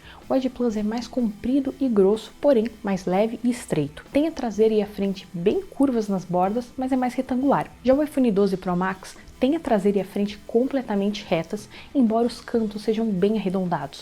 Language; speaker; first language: Portuguese; native; Portuguese